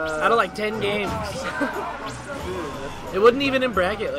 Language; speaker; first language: English; native; English